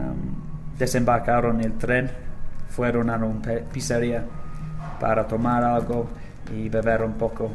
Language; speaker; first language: Spanish; non-native, learner; English